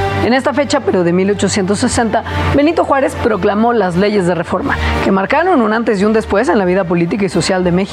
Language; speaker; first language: Spanish; native; Spanish